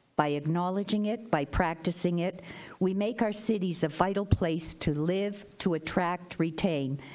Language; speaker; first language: English; native; English